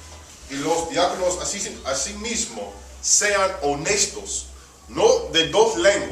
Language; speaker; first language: Spanish; early bilingual, heritage; Spanish